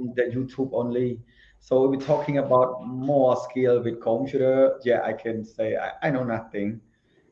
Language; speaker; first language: English; non-native, learner; Khmer